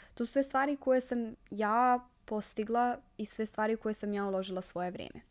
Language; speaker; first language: Serbian; native; Serbian